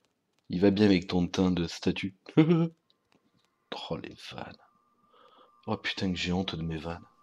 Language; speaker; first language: French; native; French